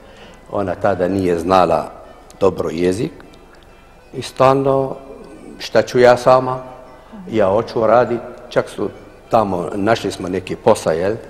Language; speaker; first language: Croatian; non-native, fluent; Arabic